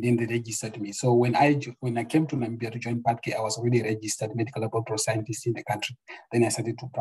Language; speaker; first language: English; non-native, local second language; Shona